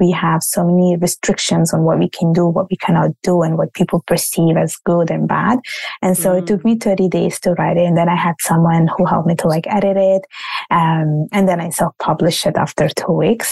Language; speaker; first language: English; non-native, fluent; Italian